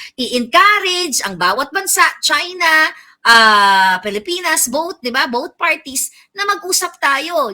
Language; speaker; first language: Filipino; non-native, local second language; Cebuano